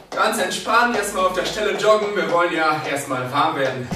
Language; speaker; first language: German; native; German